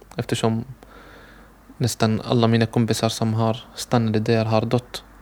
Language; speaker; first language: Swedish; non-native, learner; Arabic